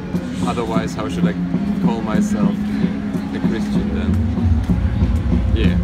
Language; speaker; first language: English; non-native, fluent; German